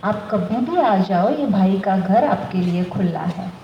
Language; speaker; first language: Hindi; non-native, local second language; Marathi